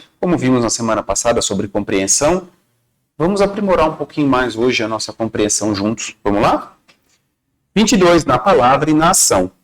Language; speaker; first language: Portuguese; native; Portuguese